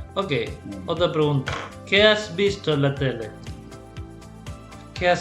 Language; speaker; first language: Spanish; non-native, fluent; English